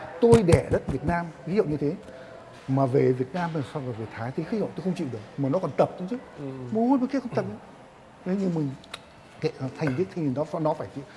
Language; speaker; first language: Vietnamese; native; Vietnamese